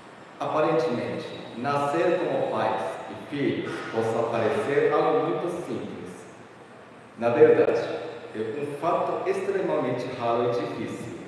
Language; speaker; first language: Portuguese; non-native, fluent; Japanese